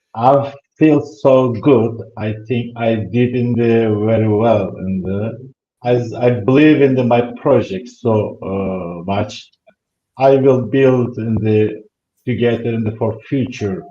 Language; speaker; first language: English; non-native, learner; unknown